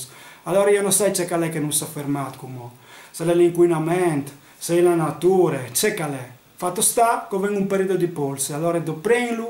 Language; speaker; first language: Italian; non-native, local second language; Friulian